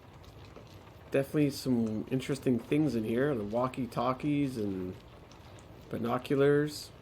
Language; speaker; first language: English; native; English